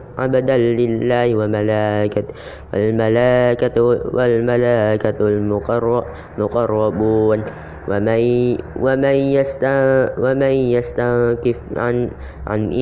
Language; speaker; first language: Arabic; non-native, learner; Indonesian